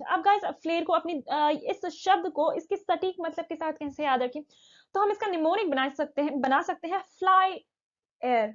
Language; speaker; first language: Hindi; native; Hindi